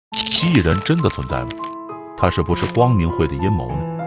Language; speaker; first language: Chinese; native; Chinese